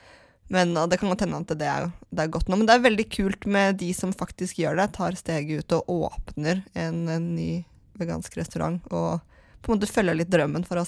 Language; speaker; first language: Norwegian; native; Norwegian